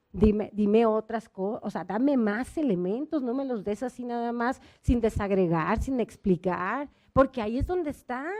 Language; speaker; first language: Spanish; native; Spanish